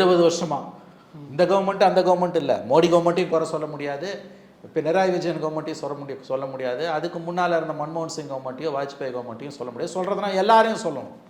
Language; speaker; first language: Tamil; native; Tamil